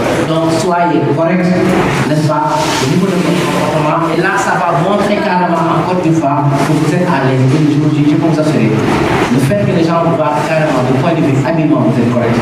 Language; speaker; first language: French; non-native, local second language; Wolof